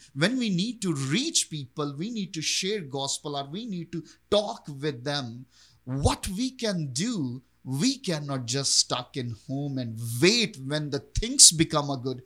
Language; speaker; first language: English; non-native, local second language; Urdu